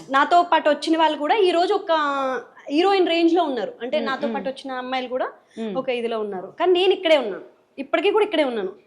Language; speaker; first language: Telugu; native; Telugu